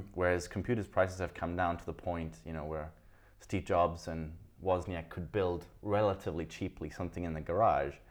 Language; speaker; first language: English; early bilingual, other home language; Italian